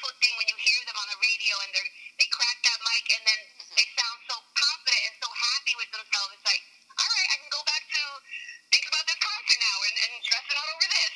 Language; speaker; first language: English; native; English